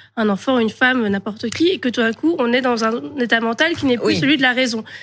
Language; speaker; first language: French; native; French